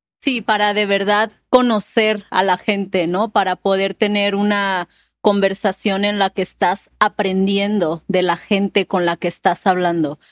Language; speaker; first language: Spanish; native; Spanish